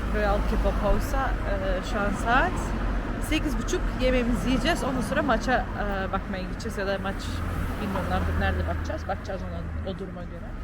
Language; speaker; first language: Turkish; early bilingual, heritage; Turkish